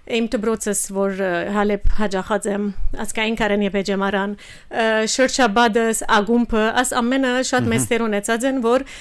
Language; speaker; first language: Armenian; early bilingual, heritage; Armenian